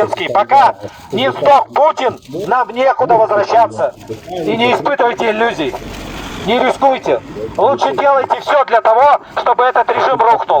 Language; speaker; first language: Russian; native; Russian